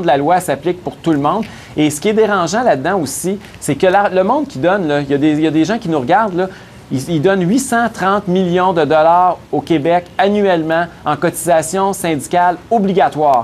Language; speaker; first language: French; native; French